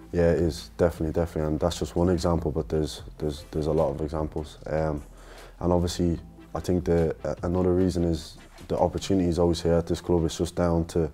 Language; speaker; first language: English; native; English